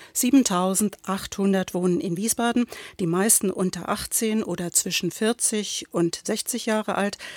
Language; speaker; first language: German; native; German